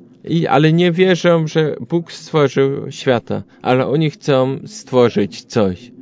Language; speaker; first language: Polish; non-native, learner; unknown